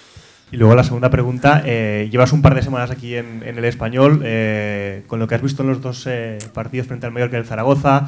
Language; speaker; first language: Spanish; native; Spanish